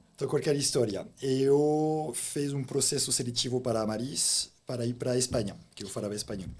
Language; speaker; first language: Portuguese; non-native, fluent; French